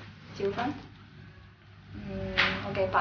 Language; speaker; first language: Chinese; non-native, learner; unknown